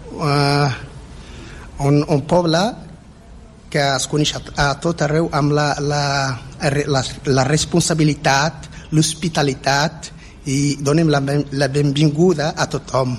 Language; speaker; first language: Catalan; non-native, fluent; Berber languages